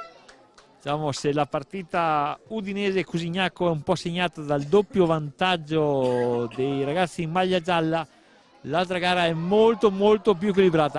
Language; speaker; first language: Italian; native; Italian